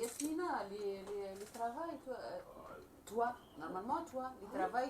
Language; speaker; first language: French; non-native, learner; Arabic